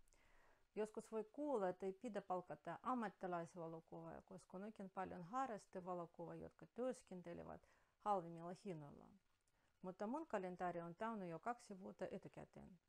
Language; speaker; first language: Finnish; non-native, fluent; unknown